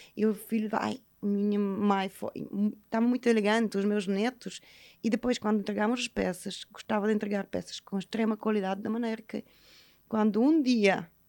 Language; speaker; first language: Portuguese; non-native, fluent; Bulgarian